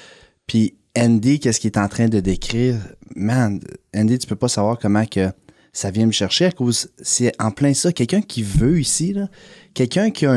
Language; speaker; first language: French; native; French